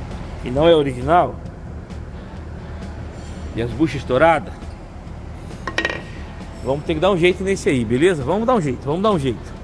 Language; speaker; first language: Portuguese; native; Portuguese